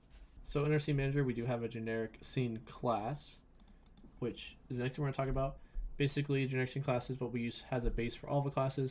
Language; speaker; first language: English; native; English